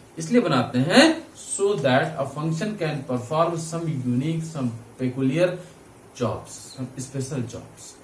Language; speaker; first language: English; non-native, local second language; Hindi